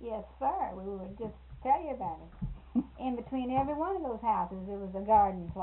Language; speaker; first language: English; native; English